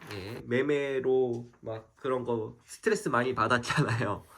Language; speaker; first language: Korean; native; Korean